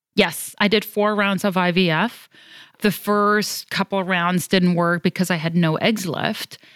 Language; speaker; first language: English; non-native, fluent; German